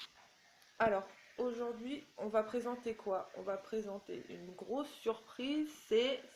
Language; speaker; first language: French; native; French